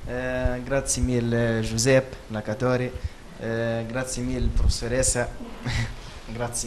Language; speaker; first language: Italian; non-native, learner; Arabic